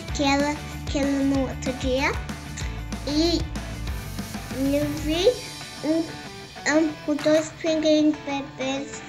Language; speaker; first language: Portuguese; early bilingual, heritage; Portuguese